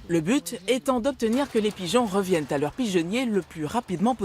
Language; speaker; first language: French; native; French